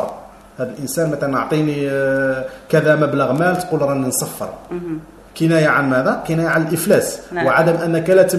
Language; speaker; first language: Arabic; native; Arabic